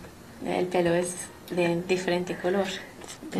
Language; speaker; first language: Spanish; non-native, learner; English